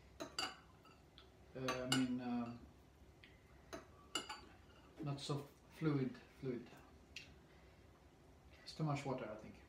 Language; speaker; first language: English; non-native, fluent; Swedish